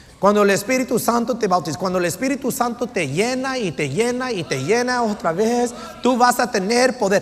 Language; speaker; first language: Spanish; non-native, fluent; English